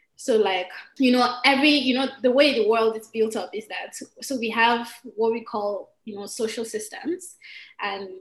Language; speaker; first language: English; non-native, local second language; Igbo